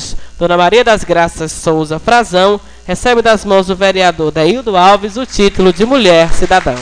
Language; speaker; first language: Portuguese; native; Portuguese